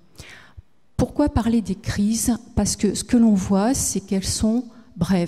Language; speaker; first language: French; native; French